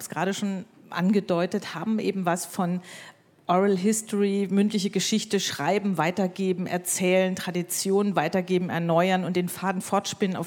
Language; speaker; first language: German; native; German